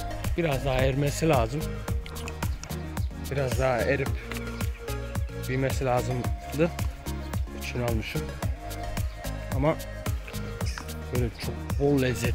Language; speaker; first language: Turkish; early bilingual, heritage; Turkish